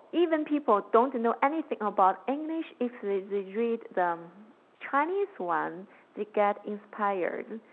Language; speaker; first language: English; non-native, learner; Chinese